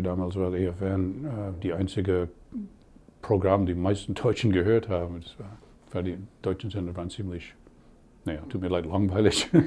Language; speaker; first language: German; non-native, fluent; English